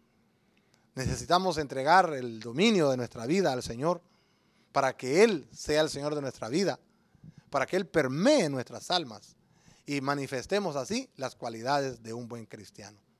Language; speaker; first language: Spanish; native; Spanish